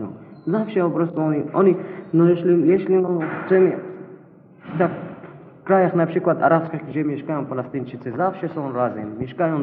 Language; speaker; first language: Polish; non-native, learner; Arabic